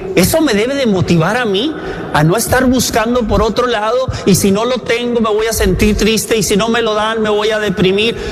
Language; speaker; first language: Spanish; native; Spanish